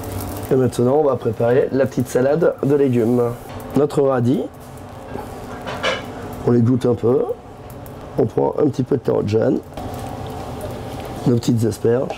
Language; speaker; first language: French; native; French